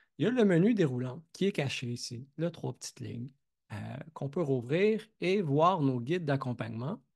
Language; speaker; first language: French; native; French